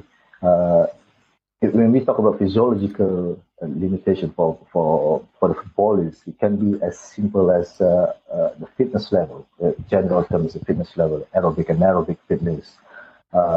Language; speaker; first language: English; non-native, local second language; Malay